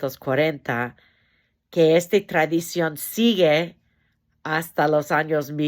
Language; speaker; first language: Spanish; non-native, fluent; English